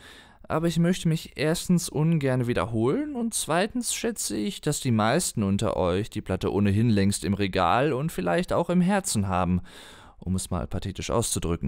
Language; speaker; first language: German; native; German